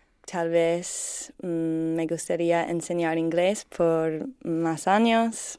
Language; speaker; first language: Spanish; non-native, learner; English